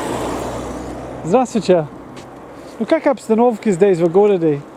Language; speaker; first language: Russian; non-native, fluent; English